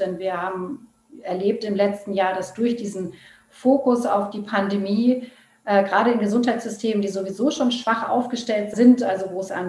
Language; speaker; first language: German; native; German